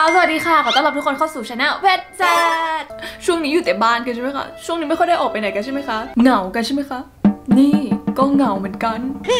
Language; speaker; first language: Thai; native; Thai